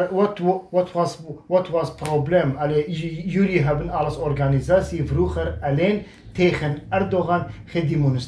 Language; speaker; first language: Dutch; non-native, fluent; Kurdish